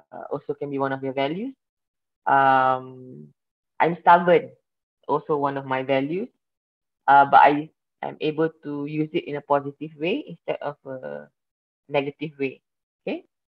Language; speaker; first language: English; non-native, local second language; Malay